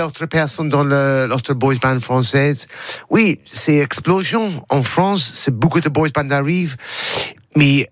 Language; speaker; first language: French; non-native, learner; English